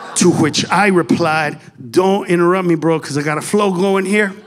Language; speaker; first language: English; early bilingual, other home language; Spanish